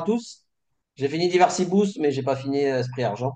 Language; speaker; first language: French; native; French